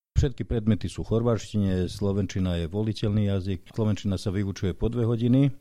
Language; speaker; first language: Slovak; early bilingual, heritage; Slovak